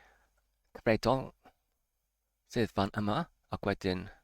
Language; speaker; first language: Welsh; non-native, learner; Polish